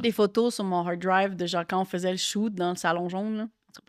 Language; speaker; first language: French; native; French